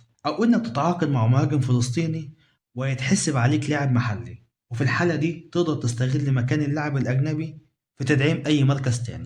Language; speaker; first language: Arabic; native; Arabic